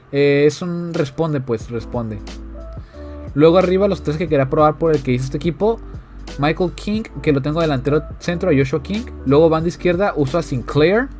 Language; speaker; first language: Spanish; native; Spanish